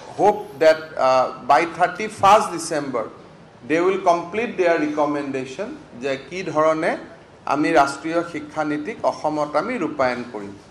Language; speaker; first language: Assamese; native; Assamese